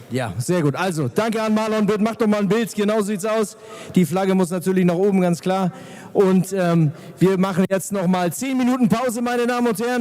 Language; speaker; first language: German; native; German